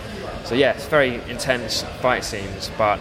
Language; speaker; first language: English; native; English